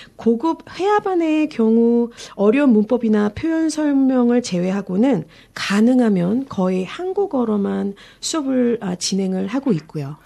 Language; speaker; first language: Korean; native; Korean